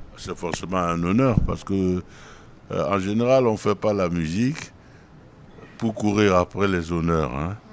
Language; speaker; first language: French; non-native, local second language; Duala